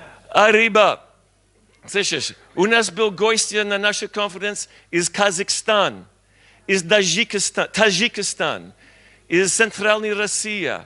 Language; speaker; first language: Russian; non-native, learner; English